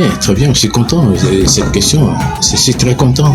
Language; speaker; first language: French; non-native, local second language; Luba-Lulua